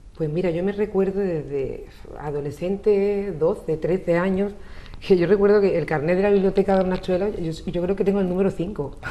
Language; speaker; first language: Spanish; native; Spanish